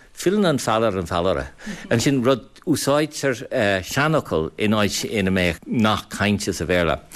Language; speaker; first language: Irish; non-native, fluent; English